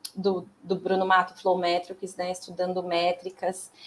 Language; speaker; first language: Portuguese; native; Portuguese